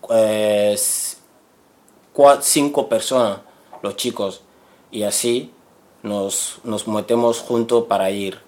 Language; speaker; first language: Spanish; non-native, learner; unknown